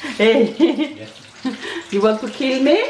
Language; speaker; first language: English; non-native, learner; Thai